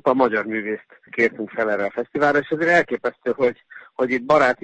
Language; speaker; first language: Hungarian; native; Hungarian